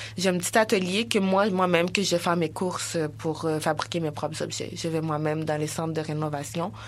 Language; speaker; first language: French; early bilingual, other home language; Haitian Creole